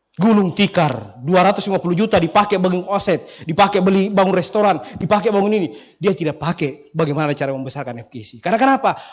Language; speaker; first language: Indonesian; non-native, local second language; Buginese